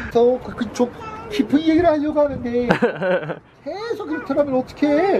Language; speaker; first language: Korean; non-native, fluent; Turkish